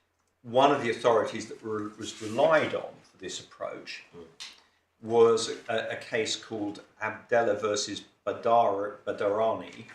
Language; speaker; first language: English; native; English